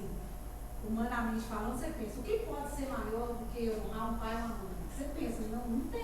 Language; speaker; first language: Portuguese; native; Portuguese